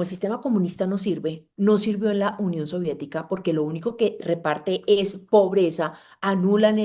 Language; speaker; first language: Spanish; native; Spanish